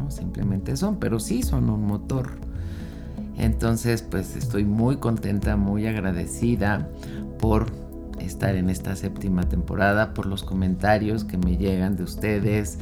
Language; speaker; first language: Spanish; native; Spanish